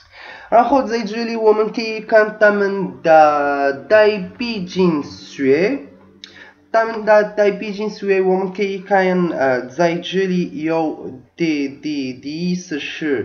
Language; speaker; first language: Chinese; non-native, learner; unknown